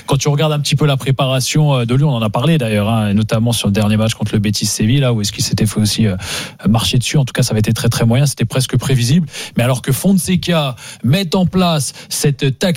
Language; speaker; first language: French; native; French